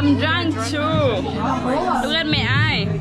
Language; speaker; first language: English; non-native, learner; Thai